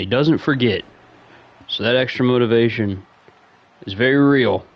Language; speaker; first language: English; native; English